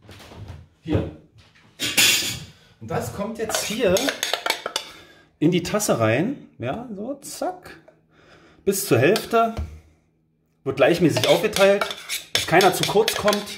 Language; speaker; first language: German; native; German